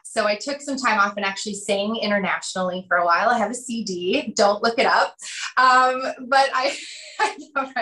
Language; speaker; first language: English; native; English